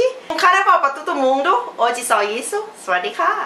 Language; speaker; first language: Portuguese; non-native, learner; Thai